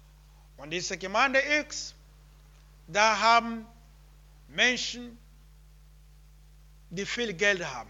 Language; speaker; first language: German; non-native, learner; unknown